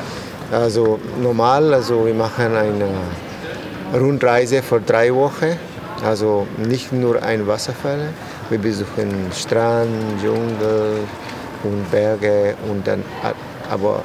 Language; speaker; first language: German; non-native, learner; Spanish